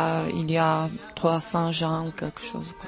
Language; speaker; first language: French; non-native, learner; Czech